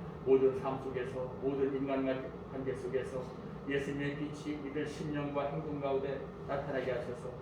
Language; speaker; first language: Korean; native; Korean